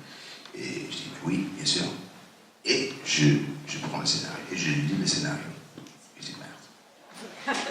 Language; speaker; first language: French; non-native, fluent; Italian